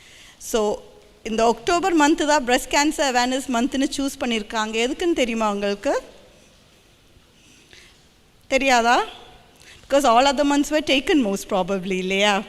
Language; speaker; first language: Tamil; early bilingual, heritage; Tamil